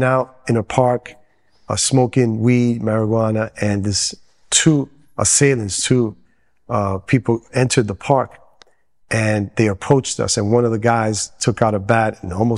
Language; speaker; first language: English; non-native, local second language; Spanish